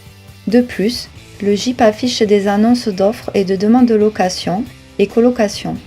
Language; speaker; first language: French; native; French